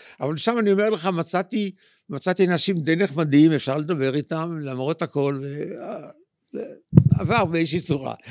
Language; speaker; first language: Hebrew; native; Hebrew